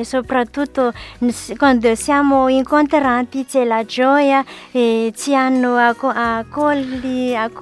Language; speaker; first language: Italian; non-native, learner; Malagasy